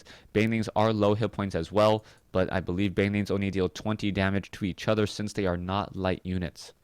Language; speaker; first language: English; native; English